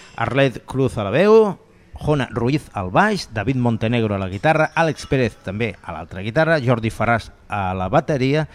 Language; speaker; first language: Catalan; native; Catalan